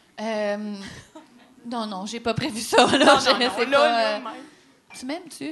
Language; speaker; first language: French; native; French